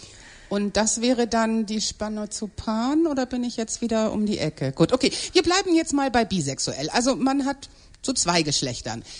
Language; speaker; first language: German; native; German